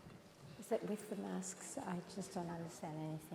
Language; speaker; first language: English; non-native, fluent; Spanish